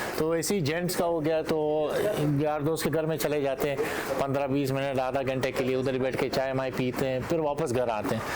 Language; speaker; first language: Urdu; non-native, local second language; Hazaragi